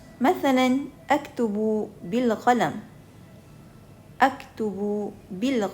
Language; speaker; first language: Arabic; non-native, fluent; Malay